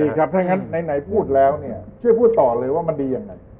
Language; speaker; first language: Thai; native; Thai